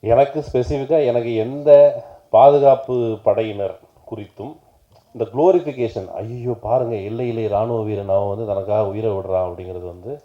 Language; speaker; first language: Tamil; native; Tamil